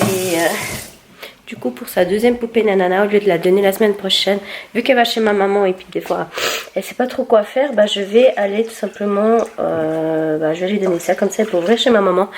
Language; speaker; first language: French; native; French